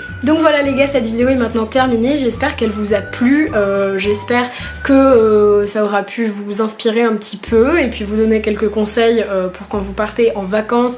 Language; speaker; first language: French; native; French